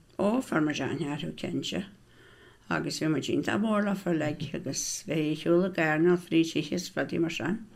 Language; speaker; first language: Irish; native; Irish